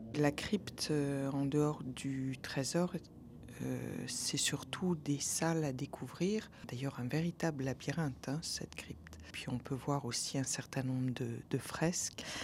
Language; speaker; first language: French; native; French